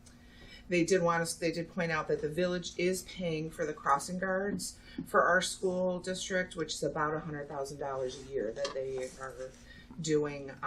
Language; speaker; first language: English; native; English